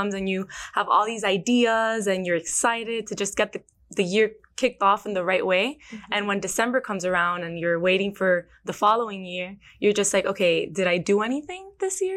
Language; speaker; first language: English; early bilingual, other home language; Spanish